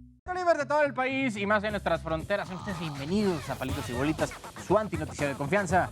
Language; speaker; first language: Spanish; native; Spanish